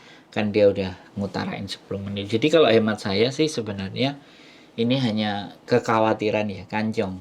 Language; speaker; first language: Indonesian; non-native, local second language; Javanese